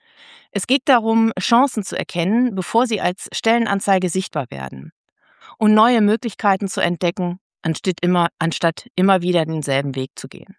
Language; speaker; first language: German; native; German